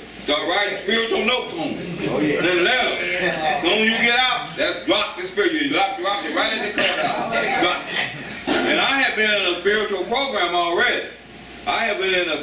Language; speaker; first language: English; native; English